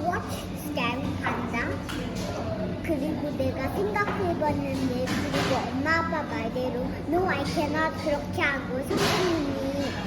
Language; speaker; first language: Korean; early bilingual, heritage; Korean